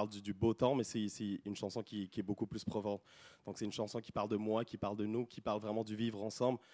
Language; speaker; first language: French; non-native, local second language; Lingala